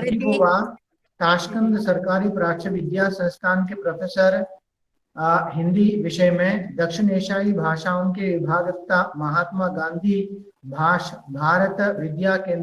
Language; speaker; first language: Hindi; non-native, local second language; Kannada